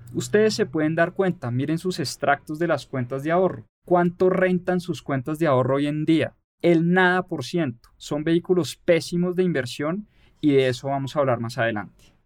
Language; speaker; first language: Spanish; native; Spanish